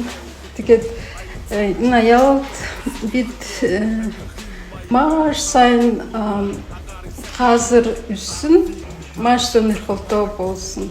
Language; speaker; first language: Mongolian; non-native, learner; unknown